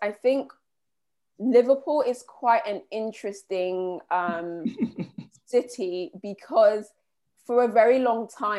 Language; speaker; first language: English; native; English